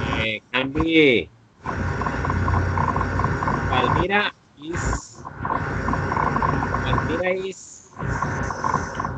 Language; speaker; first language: English; non-native, learner; Spanish